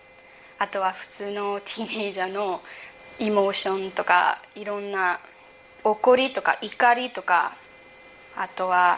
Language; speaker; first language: Japanese; early bilingual, heritage; English